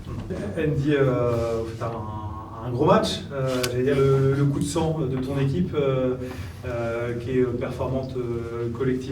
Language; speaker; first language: French; native; French